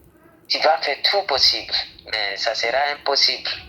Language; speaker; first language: French; non-native, fluent; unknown